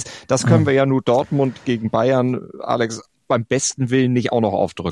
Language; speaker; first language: German; native; German